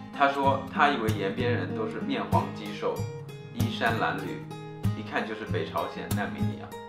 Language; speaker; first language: Chinese; native; Chinese